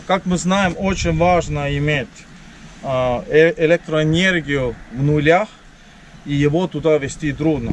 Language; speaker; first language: Russian; non-native, learner; Estonian